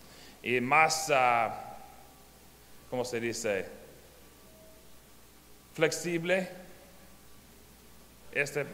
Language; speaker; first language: Spanish; non-native, learner; English